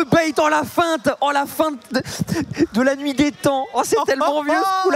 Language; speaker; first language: French; native; French